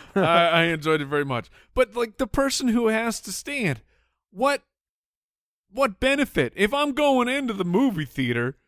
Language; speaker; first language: English; native; English